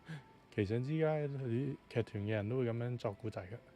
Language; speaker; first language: Chinese; native; Chinese